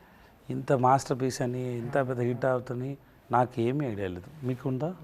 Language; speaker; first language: Telugu; non-native, learner; Tamil